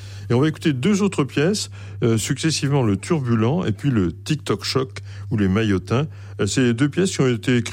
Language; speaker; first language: French; native; French